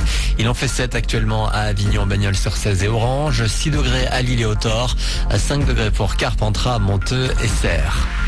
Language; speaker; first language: French; native; French